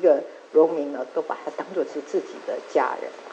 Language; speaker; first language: Chinese; native; Chinese